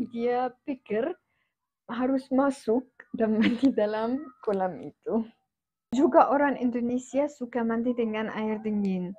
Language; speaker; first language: Indonesian; non-native, fluent; Arabic